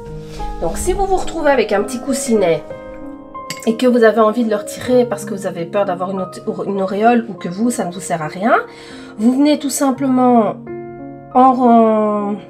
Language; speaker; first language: French; native; French